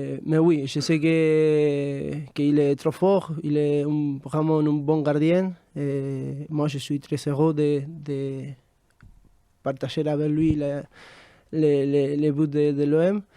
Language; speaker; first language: French; non-native, fluent; Spanish